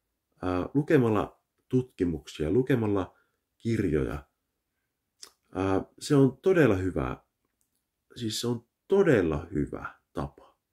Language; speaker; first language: Finnish; early bilingual, heritage; Finnish